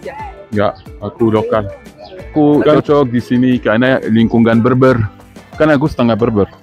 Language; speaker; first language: Indonesian; non-native, fluent; Spanish